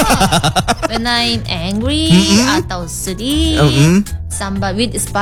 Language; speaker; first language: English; non-native, learner; Korean